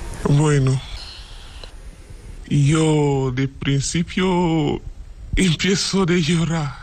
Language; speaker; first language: Spanish; non-native, learner; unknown